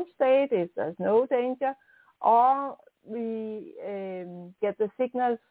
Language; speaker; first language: English; non-native, fluent; Danish